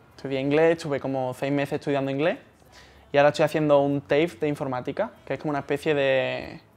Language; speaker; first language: Spanish; native; Spanish